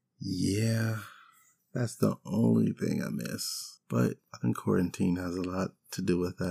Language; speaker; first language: English; native; English